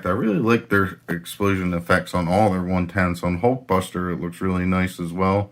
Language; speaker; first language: English; native; English